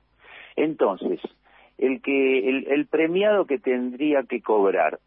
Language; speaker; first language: Spanish; native; Spanish